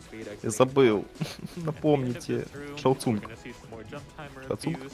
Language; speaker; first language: Russian; native; Russian